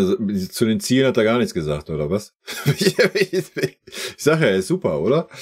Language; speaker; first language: German; native; German